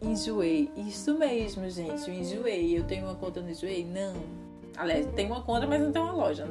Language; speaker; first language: Portuguese; native; Portuguese